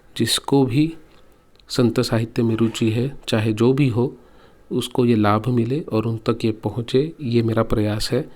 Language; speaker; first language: Hindi; non-native, local second language; Marathi